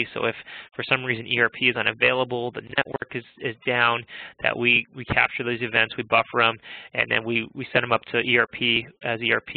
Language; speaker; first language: English; native; English